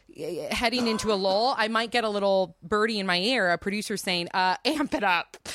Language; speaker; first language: English; native; English